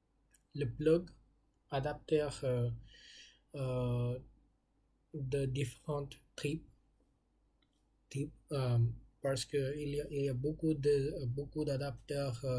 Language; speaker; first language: French; non-native, learner; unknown